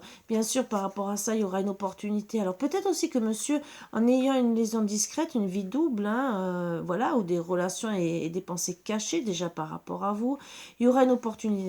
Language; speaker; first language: French; native; French